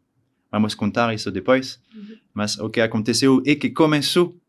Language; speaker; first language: Portuguese; non-native, learner; French